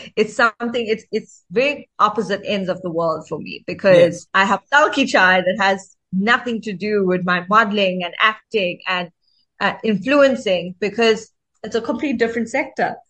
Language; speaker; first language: English; native; English